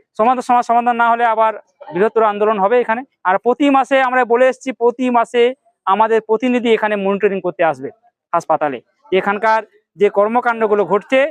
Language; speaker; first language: Bangla; non-native, local second language; Santali